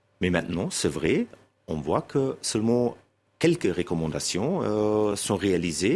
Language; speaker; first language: French; non-native, fluent; German